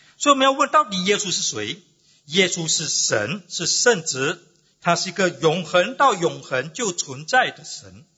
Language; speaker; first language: Chinese; native; Chinese